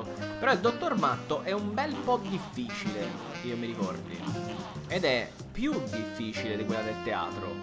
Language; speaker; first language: Italian; native; Italian